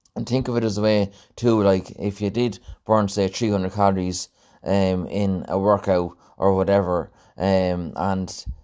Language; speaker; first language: English; native; English